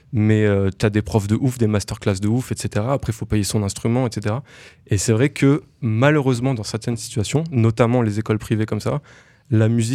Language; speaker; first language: French; native; French